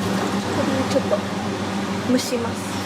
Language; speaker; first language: Japanese; native; Japanese